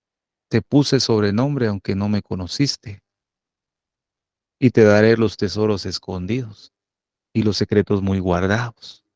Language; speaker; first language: Spanish; native; Spanish